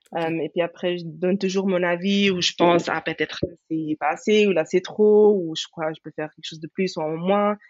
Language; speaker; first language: French; native; French